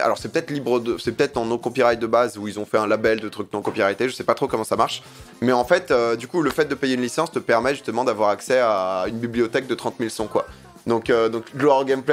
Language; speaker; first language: French; native; French